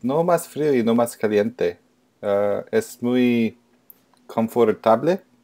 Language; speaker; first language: Spanish; non-native, learner; English